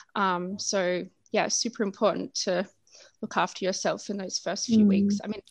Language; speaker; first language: English; native; English